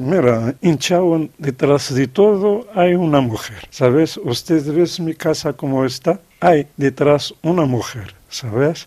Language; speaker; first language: Spanish; non-native, fluent; Arabic